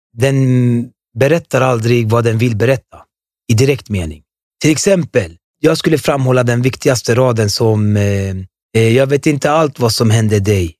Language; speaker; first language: Swedish; early bilingual, other home language; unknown